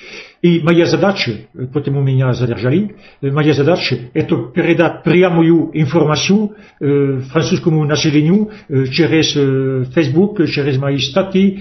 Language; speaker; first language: Russian; non-native, fluent; French